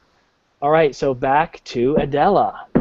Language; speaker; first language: English; native; English